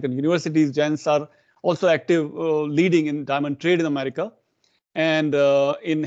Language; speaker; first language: English; non-native, local second language; Hindi